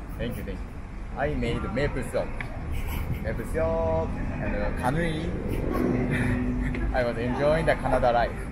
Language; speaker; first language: English; non-native, learner; Japanese